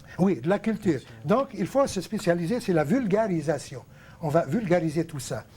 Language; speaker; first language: French; non-native, local second language; Arabic